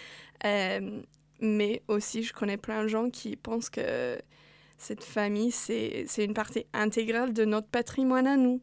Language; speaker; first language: French; non-native, fluent; English